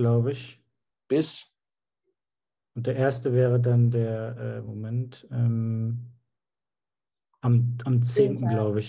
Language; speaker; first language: German; native; German